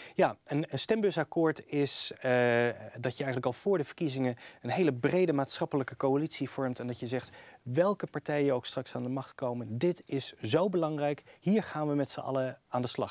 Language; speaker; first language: Dutch; native; Dutch